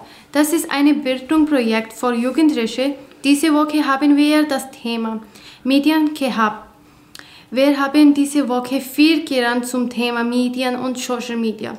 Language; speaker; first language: German; non-native, learner; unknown